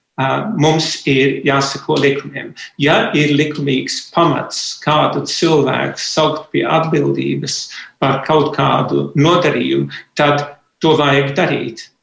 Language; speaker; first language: Latvian; early bilingual, heritage; Latvian